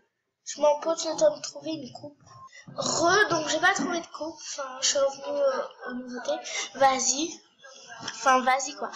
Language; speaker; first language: French; native; French